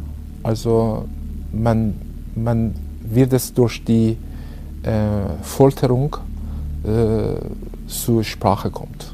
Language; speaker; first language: German; non-native, learner; Persian